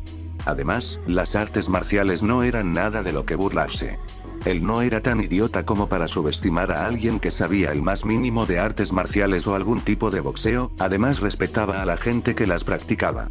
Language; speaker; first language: Spanish; native; Spanish